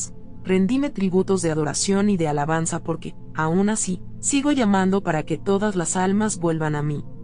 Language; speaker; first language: Spanish; native; Spanish